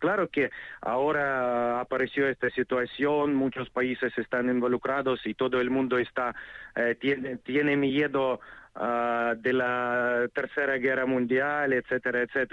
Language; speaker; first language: Spanish; non-native, fluent; Ukrainian